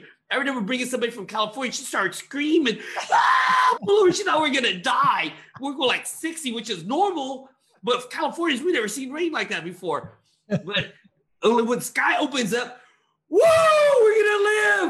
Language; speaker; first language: English; native; English